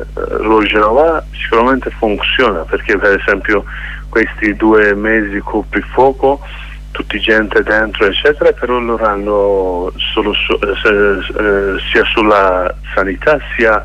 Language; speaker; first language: Italian; non-native, learner; Kurdish